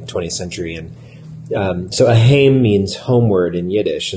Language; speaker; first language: English; native; English